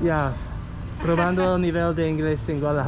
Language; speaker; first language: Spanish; non-native, fluent; English